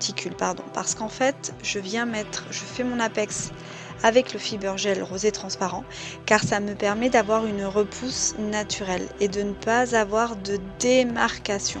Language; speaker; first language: French; native; French